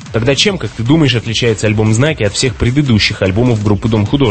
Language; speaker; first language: Russian; native; Russian